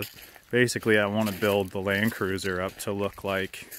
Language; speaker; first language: English; native; English